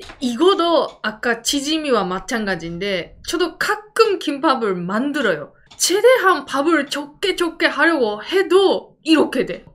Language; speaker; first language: Korean; non-native, fluent; Japanese